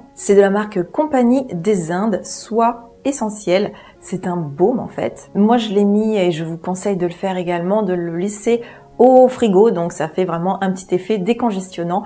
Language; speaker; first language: French; native; French